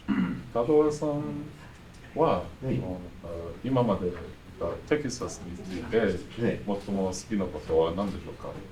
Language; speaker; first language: Japanese; non-native, fluent; English